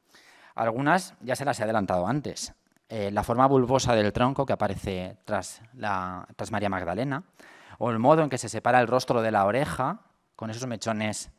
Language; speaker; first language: Spanish; native; Spanish